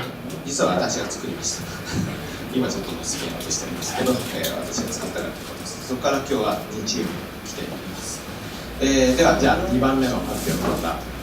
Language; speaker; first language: Japanese; native; Japanese